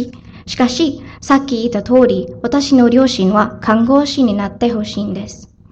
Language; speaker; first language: Japanese; non-native, learner; Filipino